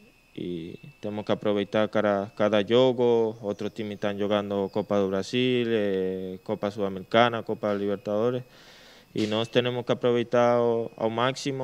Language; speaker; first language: Portuguese; non-native, learner; Spanish